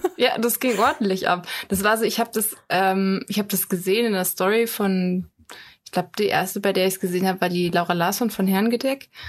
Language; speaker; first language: German; native; German